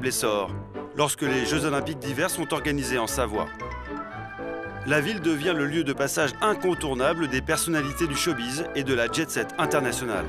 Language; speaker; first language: French; native; French